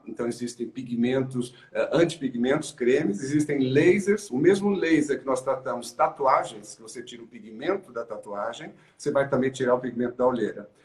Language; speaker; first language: Portuguese; native; Portuguese